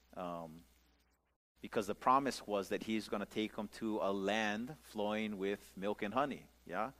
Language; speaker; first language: English; native; English